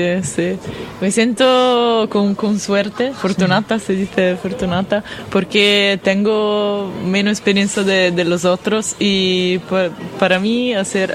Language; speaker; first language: Spanish; non-native, learner; Italian